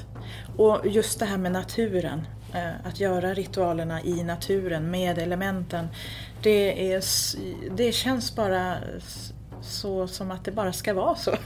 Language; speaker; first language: Swedish; native; Swedish